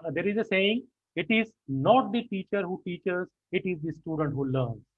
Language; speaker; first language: English; non-native, local second language; Punjabi